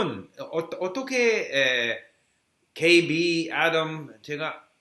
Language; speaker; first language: Korean; non-native, learner; English